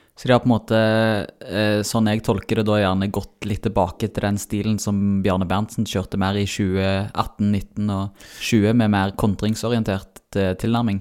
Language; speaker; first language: Norwegian; native; Norwegian